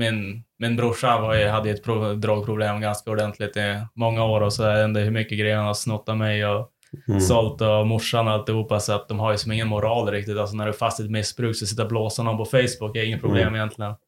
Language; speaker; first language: Swedish; native; Swedish